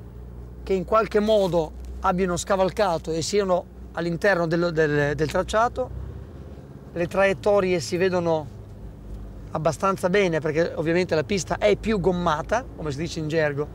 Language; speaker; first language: Italian; native; Italian